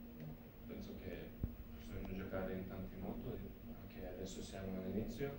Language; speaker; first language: Italian; non-native, fluent; Latvian